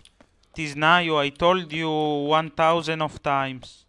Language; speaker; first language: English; non-native, learner; Italian